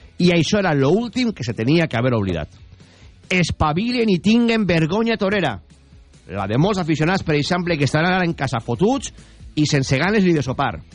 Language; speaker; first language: Catalan; native; Catalan